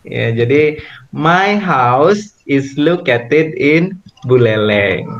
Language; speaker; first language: English; non-native, fluent; Indonesian